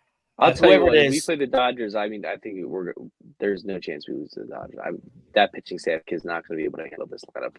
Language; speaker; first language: English; native; English